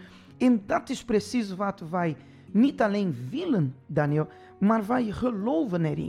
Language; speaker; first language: Dutch; non-native, fluent; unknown